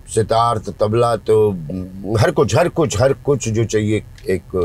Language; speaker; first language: Hindi; native; Hindi